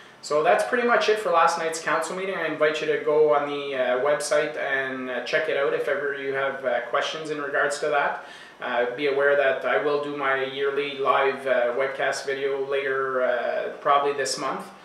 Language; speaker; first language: English; non-native, local second language; French